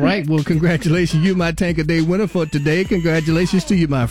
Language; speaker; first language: English; native; English